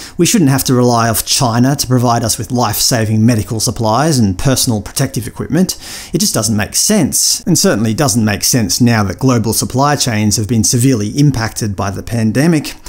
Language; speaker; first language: English; native; English